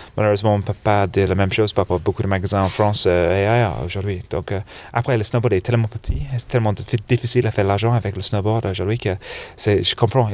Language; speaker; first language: French; non-native, fluent; English